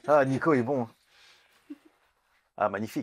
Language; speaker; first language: French; native; French